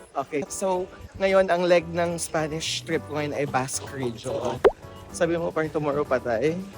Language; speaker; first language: Filipino; native; Filipino